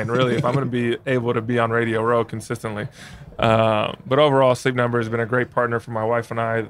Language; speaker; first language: English; native; English